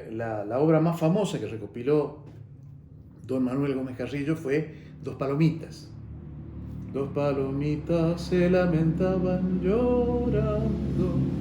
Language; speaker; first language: Spanish; native; Spanish